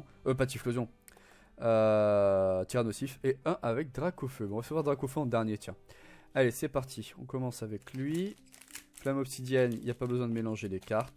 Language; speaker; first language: French; native; French